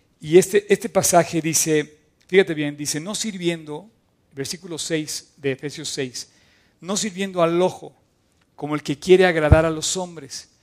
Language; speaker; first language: Spanish; native; Spanish